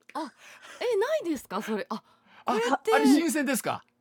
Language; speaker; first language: Japanese; native; Japanese